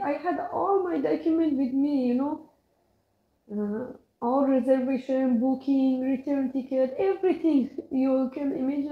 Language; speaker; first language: English; non-native, learner; Persian